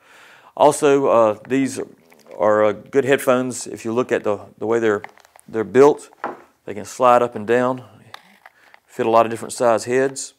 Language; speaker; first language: English; native; English